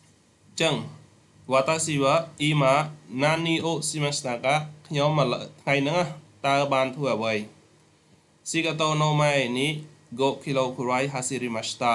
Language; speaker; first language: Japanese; non-native, fluent; Khmer